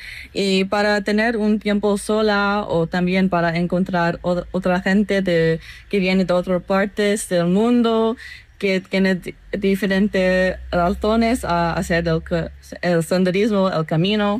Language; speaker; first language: Spanish; non-native, fluent; English